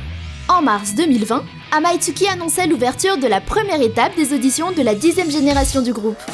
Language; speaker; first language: French; native; French